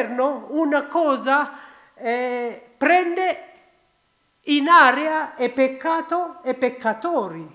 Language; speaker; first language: Italian; non-native, learner; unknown